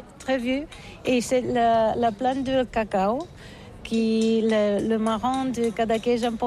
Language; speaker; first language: French; non-native, learner; Catalan